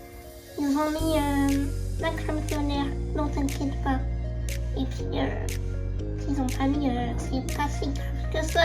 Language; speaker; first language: French; native; French